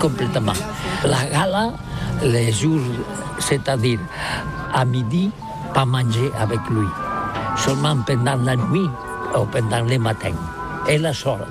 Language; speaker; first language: French; non-native, local second language; Catalan